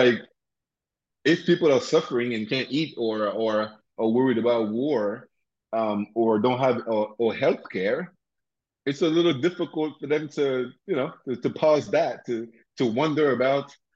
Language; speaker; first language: English; non-native, local second language; French